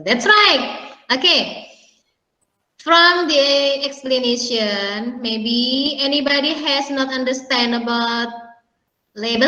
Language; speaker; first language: English; non-native, learner; Indonesian